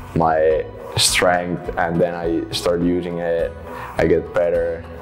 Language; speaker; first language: English; non-native, fluent; Finnish